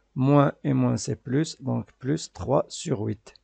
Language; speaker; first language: French; non-native, local second language; Arabic